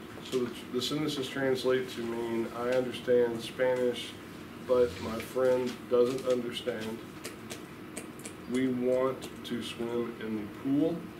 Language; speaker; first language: English; native; English